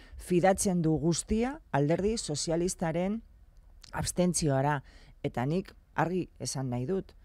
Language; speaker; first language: Basque; non-native, local second language; Spanish